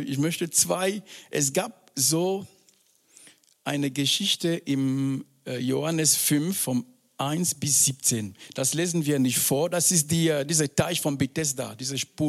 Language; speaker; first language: German; non-native, fluent; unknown